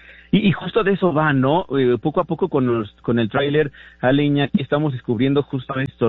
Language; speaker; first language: Spanish; native; Spanish